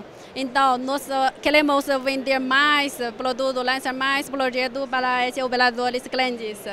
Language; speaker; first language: Portuguese; non-native, learner; Chinese